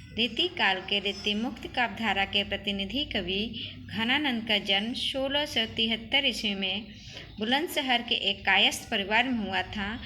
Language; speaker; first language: Hindi; native; Hindi